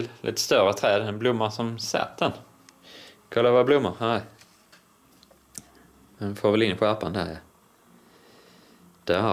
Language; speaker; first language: Swedish; native; Swedish